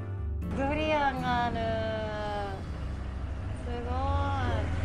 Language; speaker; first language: Japanese; native; Japanese